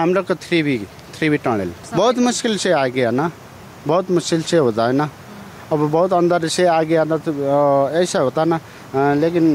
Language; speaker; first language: Hindi; non-native, learner; Nepali